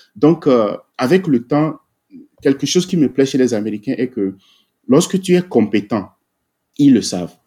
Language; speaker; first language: French; non-native, local second language; Ewe